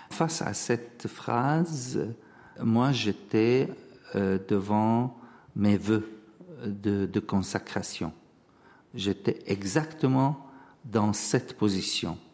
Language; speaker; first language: French; non-native, fluent; Arabic